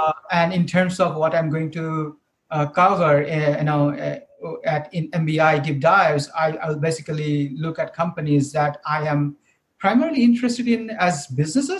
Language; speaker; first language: English; non-native, local second language; Bangla